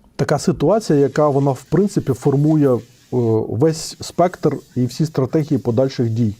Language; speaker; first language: Ukrainian; non-native, local second language; Russian